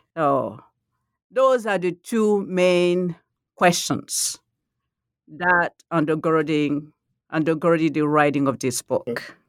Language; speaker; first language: English; non-native, fluent; Mandingo